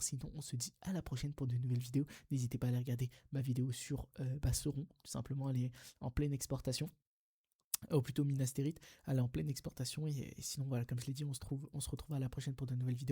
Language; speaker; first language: French; native; French